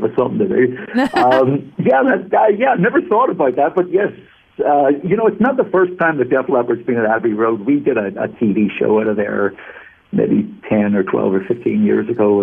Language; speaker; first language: English; native; English